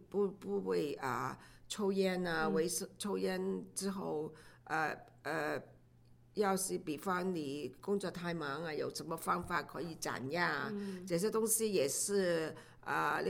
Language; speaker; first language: Chinese; non-native, local second language; Cantonese